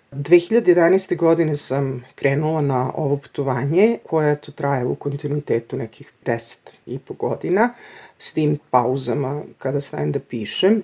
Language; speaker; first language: Serbian; native; Serbian